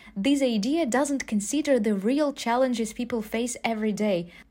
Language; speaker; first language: English; non-native, fluent; Ukrainian